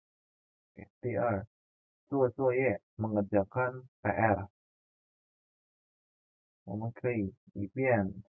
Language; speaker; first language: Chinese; non-native, fluent; Indonesian